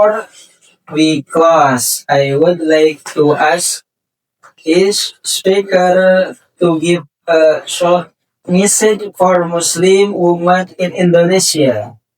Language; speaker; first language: English; non-native, learner; Indonesian